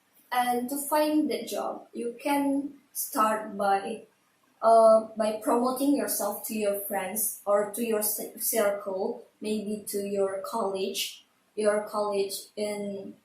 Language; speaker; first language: English; non-native, learner; Indonesian